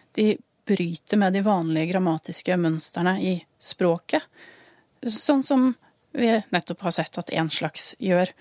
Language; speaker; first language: Norwegian; native; Norwegian